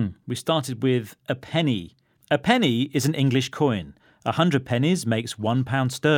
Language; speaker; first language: English; native; English